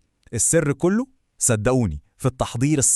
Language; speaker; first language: Arabic; native; Arabic